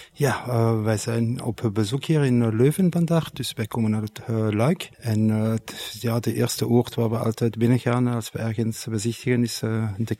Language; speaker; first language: Dutch; non-native, local second language; French